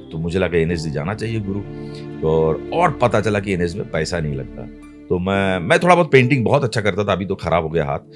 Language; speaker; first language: Hindi; non-native, local second language; Bangla